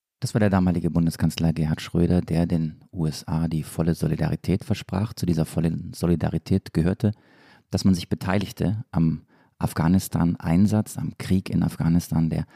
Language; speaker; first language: German; native; German